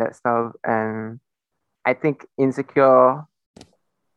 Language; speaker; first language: English; non-native, local second language; Malay